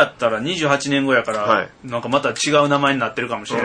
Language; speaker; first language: Japanese; native; Japanese